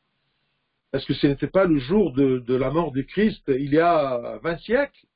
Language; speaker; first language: French; non-native, fluent; Arabic